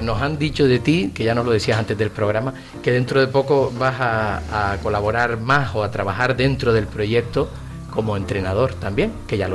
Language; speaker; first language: Spanish; native; Spanish